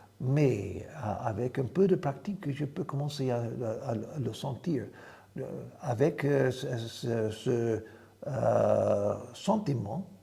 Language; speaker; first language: French; non-native, fluent; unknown